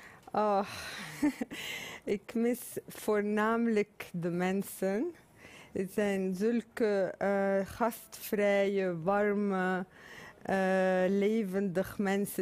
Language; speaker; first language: Dutch; non-native, fluent; Arabic